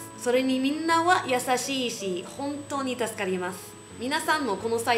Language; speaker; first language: Japanese; non-native, fluent; English